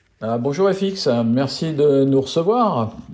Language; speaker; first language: French; native; French